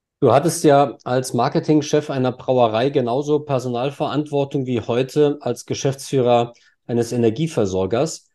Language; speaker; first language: German; native; German